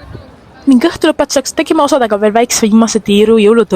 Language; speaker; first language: Estonian; native; Estonian